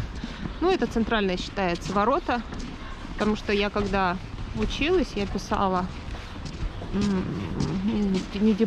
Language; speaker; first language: Russian; native; Russian